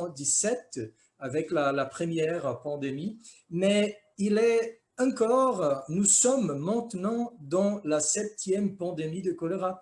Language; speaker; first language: French; non-native, fluent; Portuguese